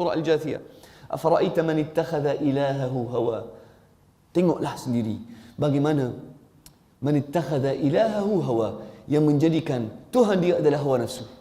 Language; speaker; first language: Malay; non-native, fluent; Arabic